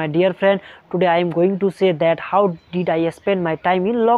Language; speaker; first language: English; non-native, learner; Hindi